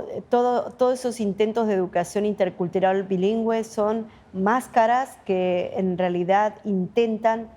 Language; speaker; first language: Spanish; native; Spanish